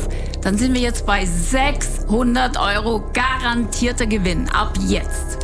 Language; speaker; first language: German; native; German